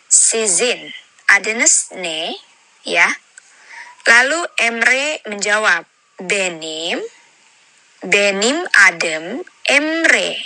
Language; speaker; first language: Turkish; non-native, learner; Indonesian